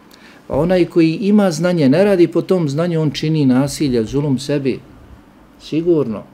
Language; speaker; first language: Serbian; native; Serbian